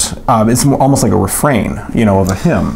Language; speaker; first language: English; native; English